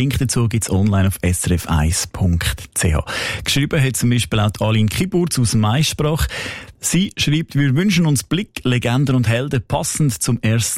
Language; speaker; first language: German; native; German